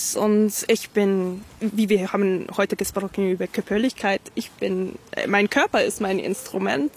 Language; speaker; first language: German; non-native, fluent; English